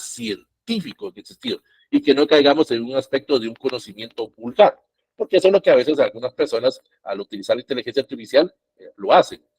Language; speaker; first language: Spanish; native; Spanish